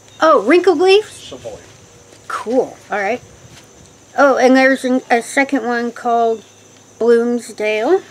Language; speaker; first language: English; native; English